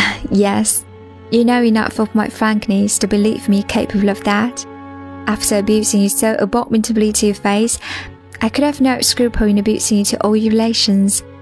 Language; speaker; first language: English; non-native, fluent; Chinese